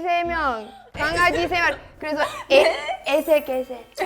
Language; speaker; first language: Korean; non-native, learner; English